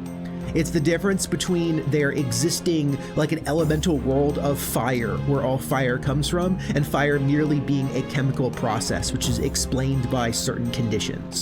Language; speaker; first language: English; native; English